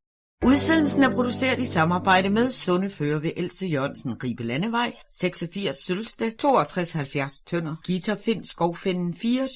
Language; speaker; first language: Danish; native; Danish